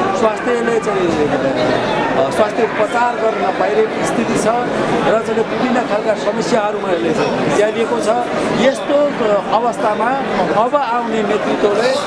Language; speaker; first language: Nepali; native; Nepali